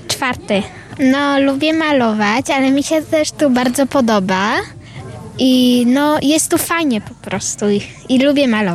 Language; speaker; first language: Polish; early bilingual, heritage; Polish